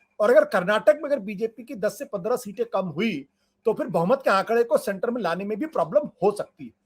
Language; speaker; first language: Hindi; native; Hindi